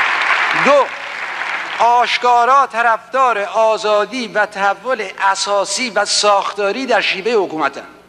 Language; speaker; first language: Persian; native; Persian